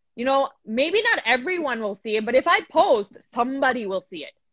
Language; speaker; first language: English; early bilingual, other home language; Punjabi